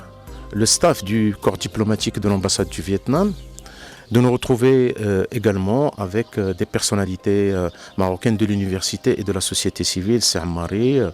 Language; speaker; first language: French; non-native, local second language; Arabic